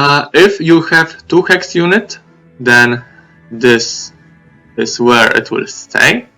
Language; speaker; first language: English; non-native, fluent; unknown